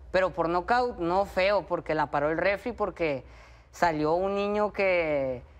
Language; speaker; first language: Spanish; native; Spanish